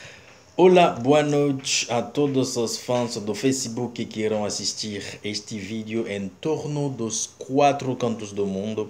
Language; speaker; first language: Portuguese; non-native, learner; Haitian Creole